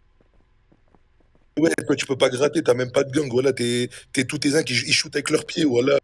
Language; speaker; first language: French; native; French